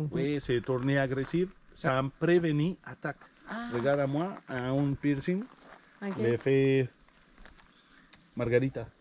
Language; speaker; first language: French; non-native, learner; Spanish